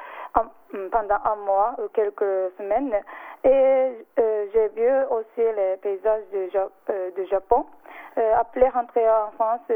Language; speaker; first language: French; non-native, learner; Japanese